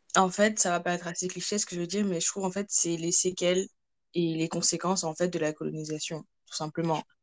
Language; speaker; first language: French; early bilingual, other home language; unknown